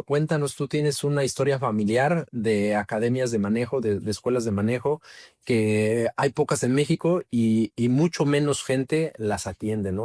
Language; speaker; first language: Spanish; native; Spanish